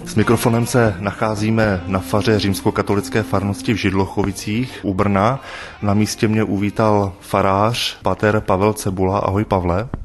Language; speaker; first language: Czech; native; Czech